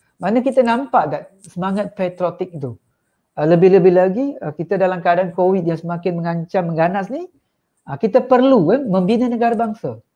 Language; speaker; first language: Malay; non-native, local second language; Tamil